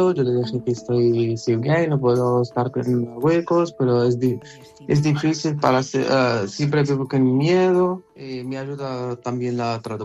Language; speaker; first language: Spanish; non-native, learner; Arabic